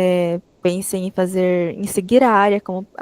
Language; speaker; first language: Spanish; non-native, fluent; Portuguese